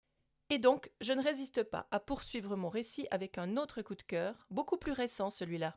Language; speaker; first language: French; native; French